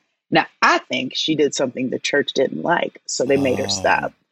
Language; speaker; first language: English; native; English